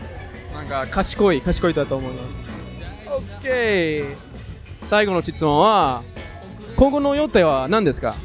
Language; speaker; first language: Japanese; non-native, fluent; English